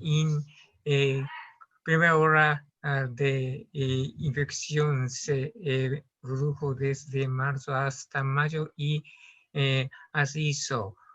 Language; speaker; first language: Spanish; non-native, learner; Japanese